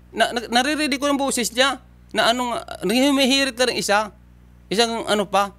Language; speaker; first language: Filipino; native; Filipino